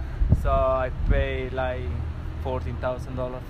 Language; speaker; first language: English; non-native, learner; Spanish